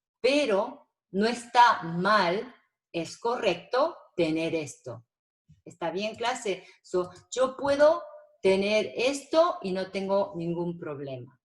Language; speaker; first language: Spanish; non-native, fluent; Korean